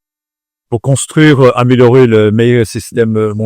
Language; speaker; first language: French; non-native, fluent; Chinese